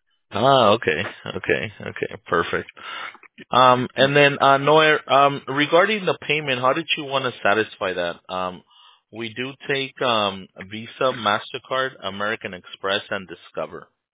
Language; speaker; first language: English; early bilingual, other home language; Spanish